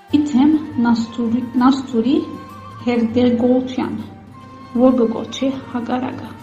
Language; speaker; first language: Armenian; early bilingual, heritage; Armenian